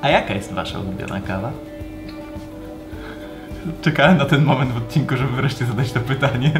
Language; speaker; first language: Polish; native; Polish